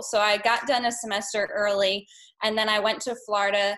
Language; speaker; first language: English; native; English